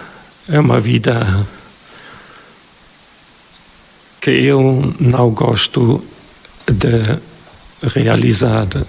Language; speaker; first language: Portuguese; non-native, fluent; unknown